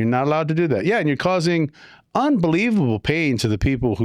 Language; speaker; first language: English; native; English